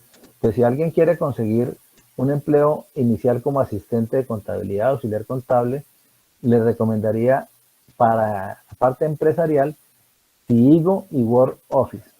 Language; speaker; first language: Spanish; native; Spanish